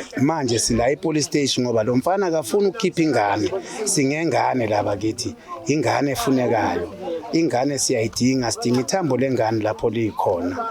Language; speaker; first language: Zulu; native; Zulu